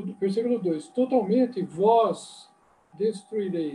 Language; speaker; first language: Portuguese; native; Portuguese